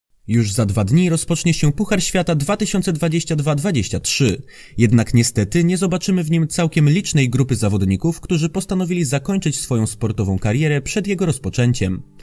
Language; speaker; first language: Polish; native; Polish